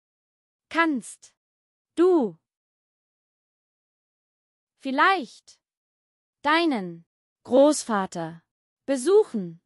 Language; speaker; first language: German; non-native, learner; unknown